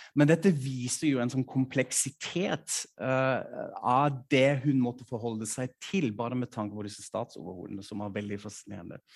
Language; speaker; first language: Norwegian; non-native, fluent; German